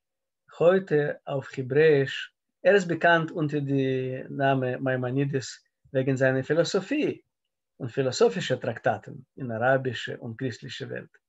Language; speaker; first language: German; non-native, learner; Russian